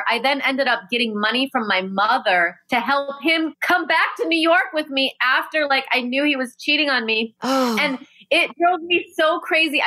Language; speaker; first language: English; native; English